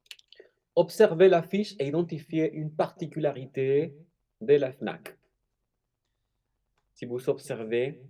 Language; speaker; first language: French; non-native, fluent; Spanish